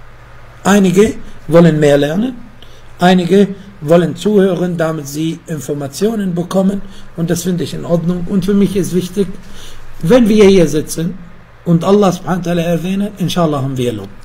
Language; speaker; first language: German; non-native, fluent; Arabic